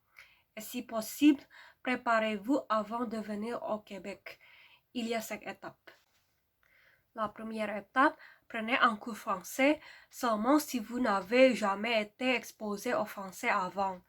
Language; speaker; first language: French; non-native, fluent; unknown